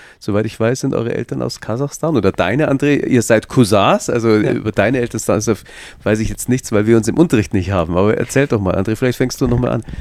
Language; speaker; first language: German; native; German